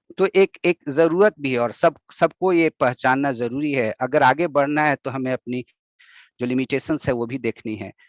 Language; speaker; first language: Hindi; native; Hindi